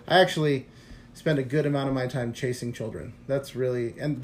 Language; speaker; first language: English; native; English